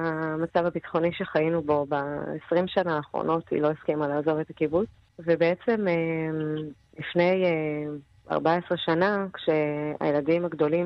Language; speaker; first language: Hebrew; native; Hebrew